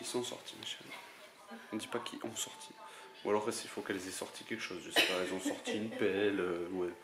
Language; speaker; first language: French; native; French